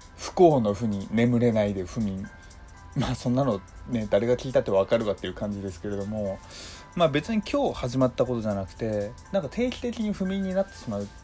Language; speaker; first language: Japanese; native; Japanese